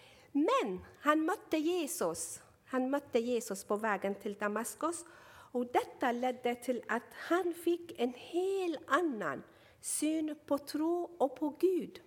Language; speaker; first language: Swedish; non-native, fluent; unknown